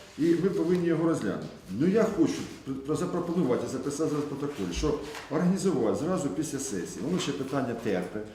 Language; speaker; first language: Ukrainian; native; Ukrainian